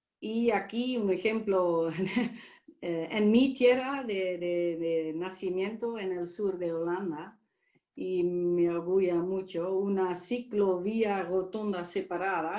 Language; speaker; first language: Spanish; non-native, fluent; Dutch